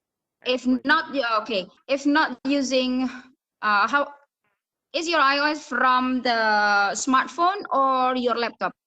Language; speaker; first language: English; non-native, fluent; Indonesian